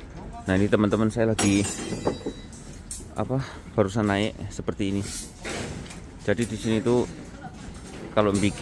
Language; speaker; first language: Indonesian; non-native, local second language; Javanese